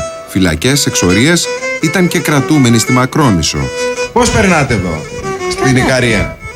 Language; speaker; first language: Greek; native; Greek